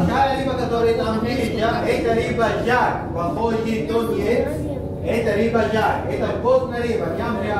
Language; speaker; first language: Russian; non-native, learner; Arabic